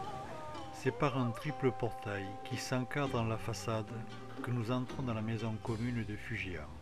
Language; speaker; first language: French; native; French